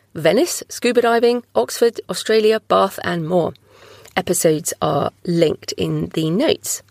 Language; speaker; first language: English; native; English